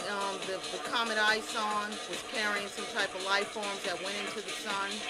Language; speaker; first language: English; native; English